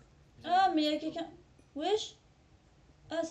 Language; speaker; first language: French; native; French